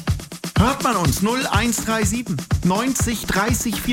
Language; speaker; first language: German; native; German